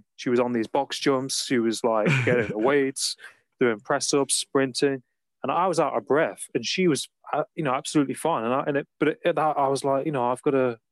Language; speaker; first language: English; native; English